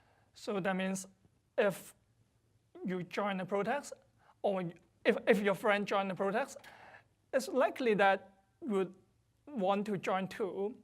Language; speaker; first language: English; non-native, fluent; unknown